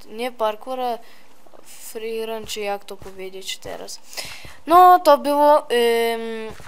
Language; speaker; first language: Polish; early bilingual, heritage; Polish